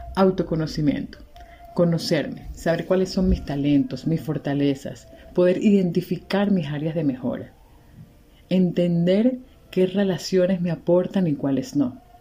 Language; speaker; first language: Spanish; native; Spanish